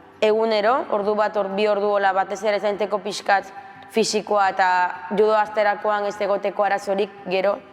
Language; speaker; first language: Basque; early bilingual, other home language; Spanish